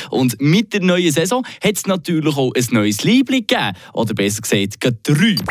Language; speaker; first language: German; native; German